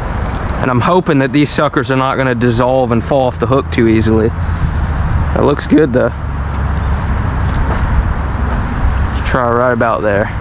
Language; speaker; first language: English; native; English